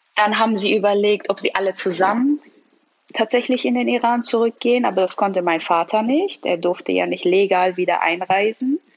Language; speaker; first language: German; early bilingual, other home language; Persian